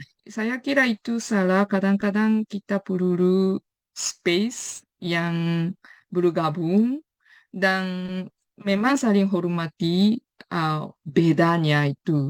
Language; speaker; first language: Indonesian; non-native, fluent; Japanese